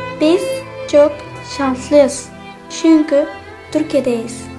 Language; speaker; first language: Turkish; early bilingual, other home language; Arabic